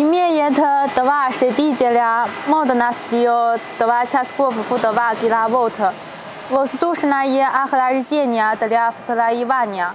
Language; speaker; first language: Russian; non-native, learner; Chinese